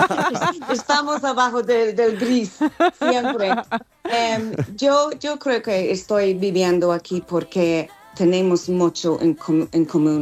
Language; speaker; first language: Spanish; non-native, learner; English